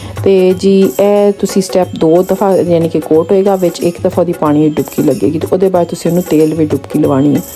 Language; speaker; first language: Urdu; non-native, local second language; Punjabi